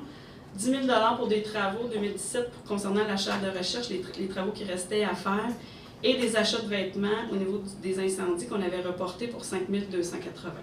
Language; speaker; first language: French; native; French